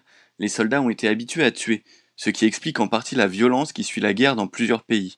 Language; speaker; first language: French; native; French